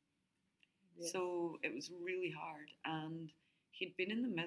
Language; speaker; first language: English; native; English